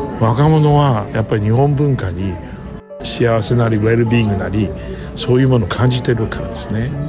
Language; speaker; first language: Japanese; native; Japanese